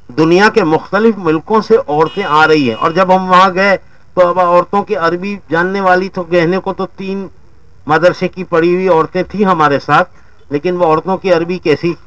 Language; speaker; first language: Urdu; native; Urdu